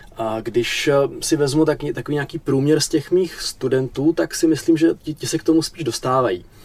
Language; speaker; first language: Czech; native; Czech